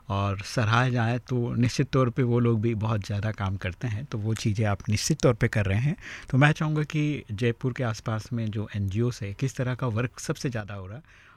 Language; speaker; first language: Hindi; native; Hindi